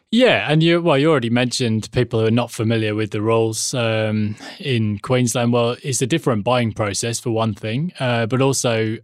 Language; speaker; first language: English; native; English